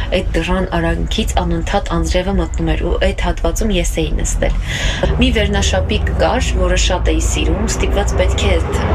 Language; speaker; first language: Armenian; native; Armenian